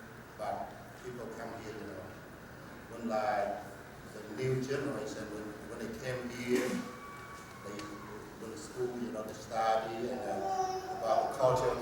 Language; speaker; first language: English; non-native, learner; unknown